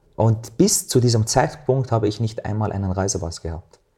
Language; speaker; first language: German; non-native, fluent; Arabic